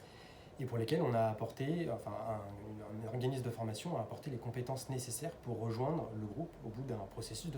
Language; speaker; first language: French; native; French